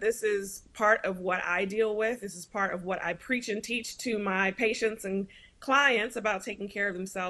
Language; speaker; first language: English; native; English